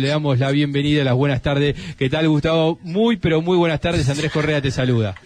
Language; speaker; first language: Spanish; native; Spanish